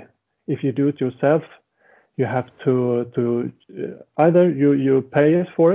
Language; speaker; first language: English; non-native, fluent; Swedish